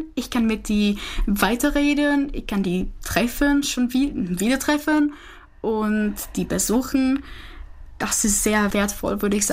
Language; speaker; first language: German; non-native, fluent; Czech